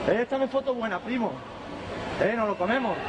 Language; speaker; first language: Spanish; native; Spanish